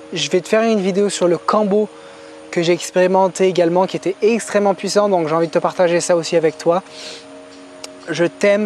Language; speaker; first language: French; native; French